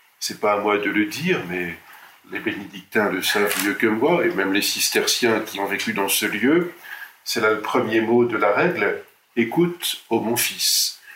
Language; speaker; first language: French; native; French